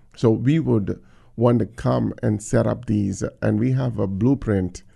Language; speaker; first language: English; non-native, local second language; Tamil